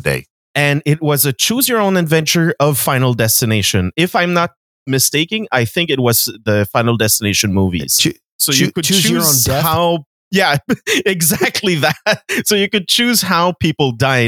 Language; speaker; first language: English; non-native, fluent; French